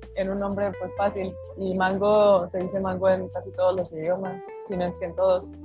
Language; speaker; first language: Spanish; native; Spanish